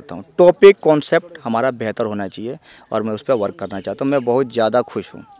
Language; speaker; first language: Hindi; native; Hindi